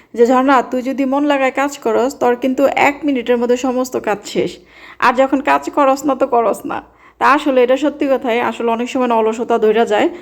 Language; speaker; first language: Bangla; native; Bangla